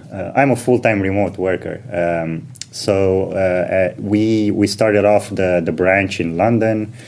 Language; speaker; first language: English; non-native, fluent; Romanian